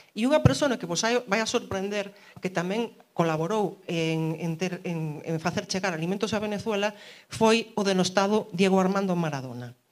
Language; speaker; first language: Galician; early bilingual, other home language; Spanish